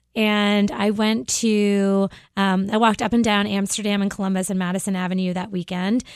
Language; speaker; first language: English; native; English